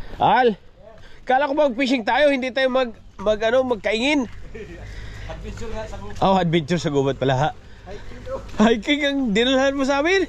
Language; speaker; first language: Filipino; non-native, local second language; Iloko